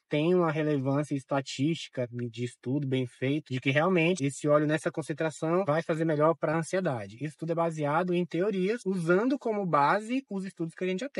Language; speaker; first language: Portuguese; native; Portuguese